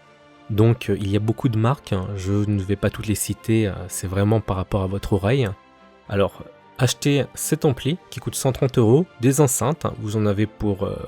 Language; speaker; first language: French; native; French